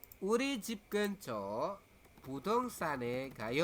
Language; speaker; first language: Korean; non-native, learner; Indonesian